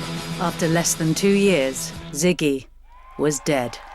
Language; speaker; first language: English; native; English